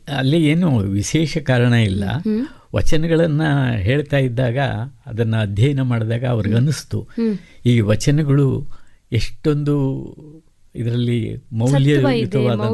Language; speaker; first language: Kannada; native; Kannada